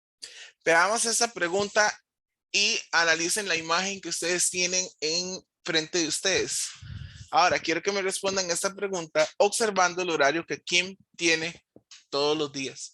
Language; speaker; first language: Spanish; native; Spanish